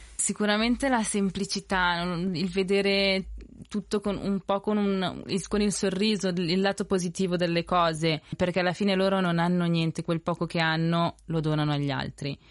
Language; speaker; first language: Italian; early bilingual, other home language; Spanish